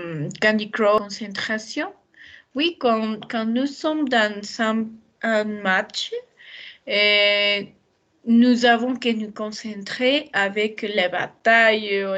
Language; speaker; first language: French; non-native, learner; Spanish